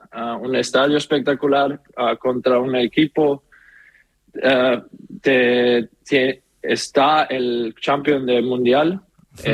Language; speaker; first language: Spanish; non-native, learner; German